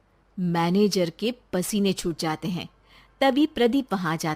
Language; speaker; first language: Hindi; native; Hindi